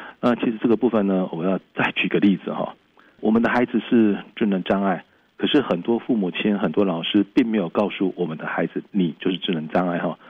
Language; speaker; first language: Chinese; native; Chinese